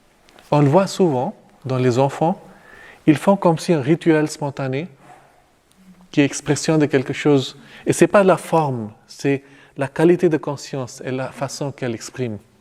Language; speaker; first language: French; non-native, fluent; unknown